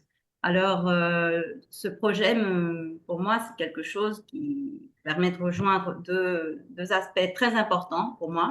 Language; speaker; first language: French; non-native, fluent; Spanish